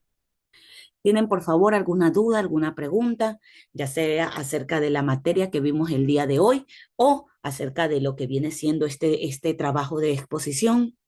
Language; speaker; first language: Spanish; native; Spanish